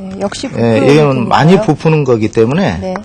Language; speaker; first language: Korean; native; Korean